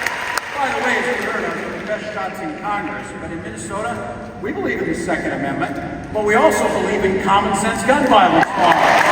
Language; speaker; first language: English; native; English